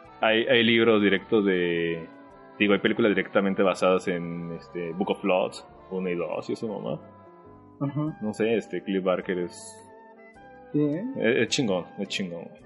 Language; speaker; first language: Spanish; native; Spanish